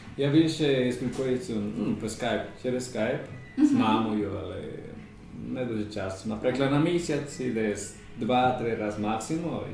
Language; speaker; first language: Ukrainian; non-native, learner; Spanish